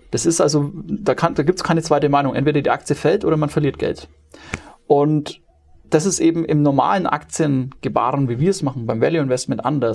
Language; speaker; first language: German; native; German